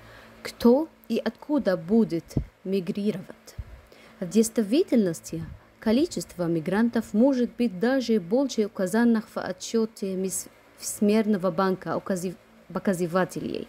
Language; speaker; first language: Russian; non-native, fluent; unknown